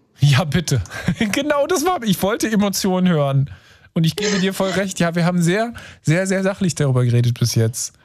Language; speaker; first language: German; native; German